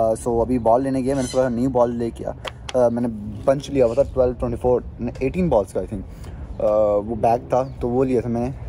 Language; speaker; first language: Urdu; native; Urdu